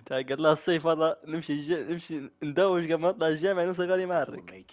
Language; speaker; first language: Arabic; native; Arabic